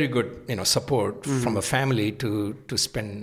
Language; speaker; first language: English; non-native, local second language; Telugu